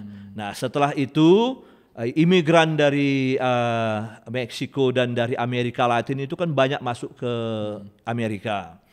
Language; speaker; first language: Indonesian; native; Indonesian